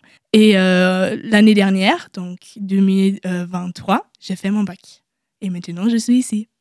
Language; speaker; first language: French; non-native, learner; German